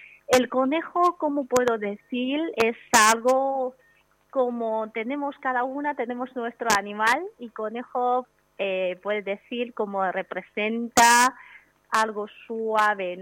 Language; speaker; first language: Spanish; non-native, learner; Chinese